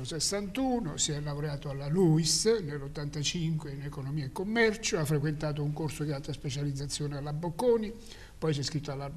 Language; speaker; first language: Italian; native; Italian